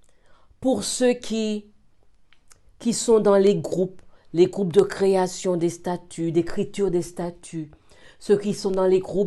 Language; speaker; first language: French; native; French